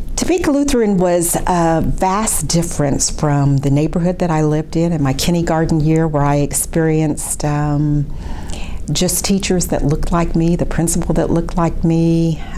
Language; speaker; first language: English; native; English